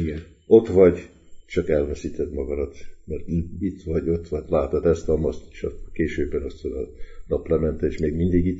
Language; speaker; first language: Hungarian; early bilingual, heritage; Hungarian